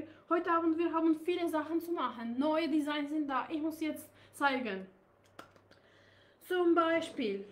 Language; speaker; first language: German; non-native, learner; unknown